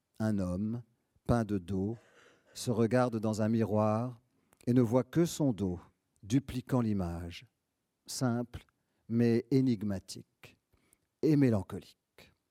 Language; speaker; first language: French; native; French